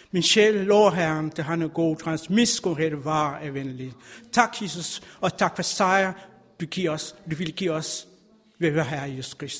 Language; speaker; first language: Danish; non-native, learner; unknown